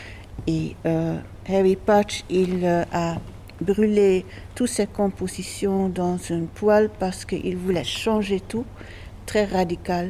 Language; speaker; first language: French; non-native, fluent; Dutch